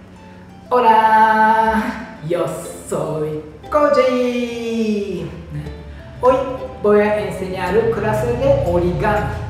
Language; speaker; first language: Spanish; non-native, learner; Japanese